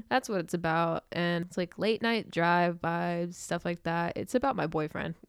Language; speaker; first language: English; early bilingual, other home language; Urdu